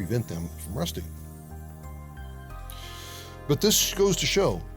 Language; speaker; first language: English; native; English